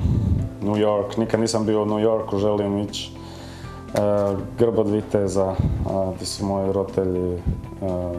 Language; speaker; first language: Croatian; early bilingual, heritage; Croatian